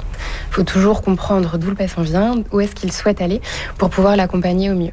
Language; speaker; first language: French; native; French